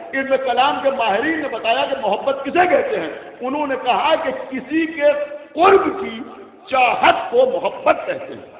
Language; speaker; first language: Urdu; native; Urdu